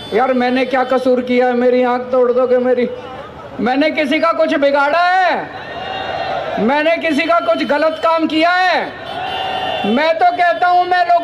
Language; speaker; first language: Hindi; native; Hindi